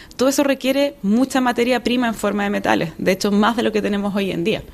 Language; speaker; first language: Spanish; native; Spanish